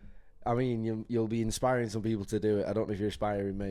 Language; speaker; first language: English; native; English